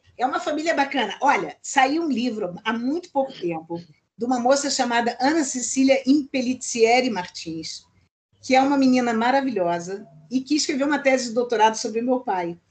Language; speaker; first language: Portuguese; native; Portuguese